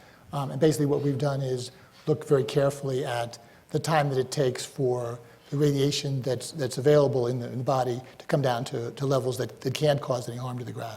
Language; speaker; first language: English; native; English